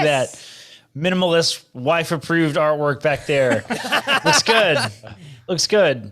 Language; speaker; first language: English; native; English